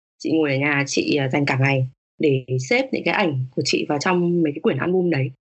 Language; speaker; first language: Vietnamese; native; Vietnamese